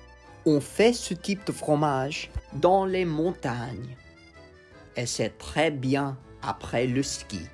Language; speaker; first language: French; non-native, fluent; English